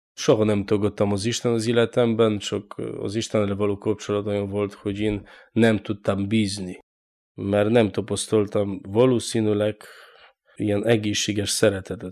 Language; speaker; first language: Hungarian; non-native, learner; Polish